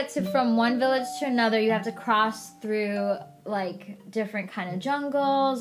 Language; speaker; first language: English; native; English